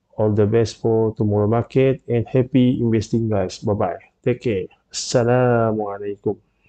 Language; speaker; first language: English; non-native, local second language; Malay